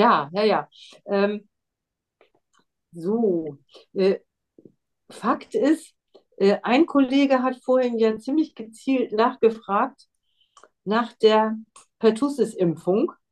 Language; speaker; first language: German; native; German